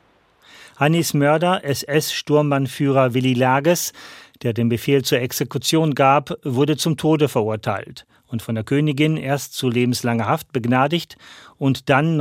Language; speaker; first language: German; native; German